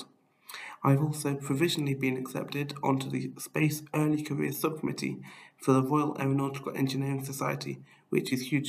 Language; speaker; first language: English; native; English